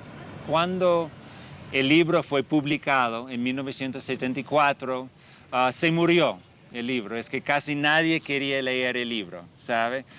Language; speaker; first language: Spanish; non-native, fluent; English